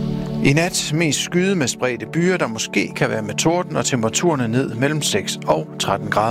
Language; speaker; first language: Danish; native; Danish